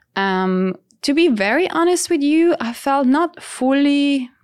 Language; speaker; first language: English; non-native, fluent; Italian